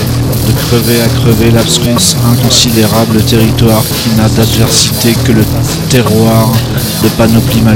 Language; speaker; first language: French; native; French